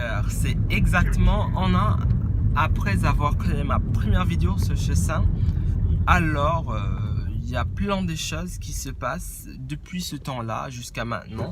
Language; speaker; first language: French; non-native, fluent; English